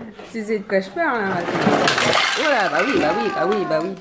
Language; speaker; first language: French; native; French